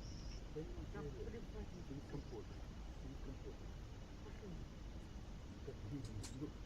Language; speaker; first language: Russian; native; Russian